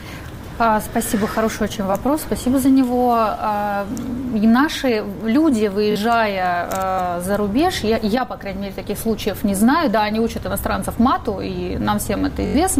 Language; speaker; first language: Russian; native; Russian